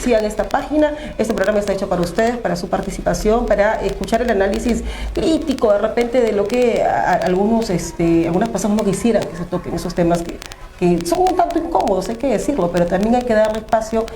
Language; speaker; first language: Spanish; native; Spanish